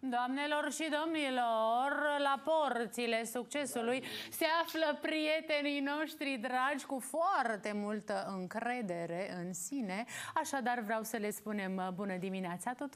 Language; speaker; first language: Romanian; native; Romanian